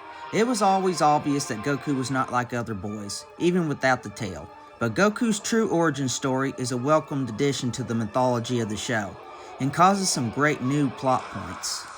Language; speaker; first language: English; native; English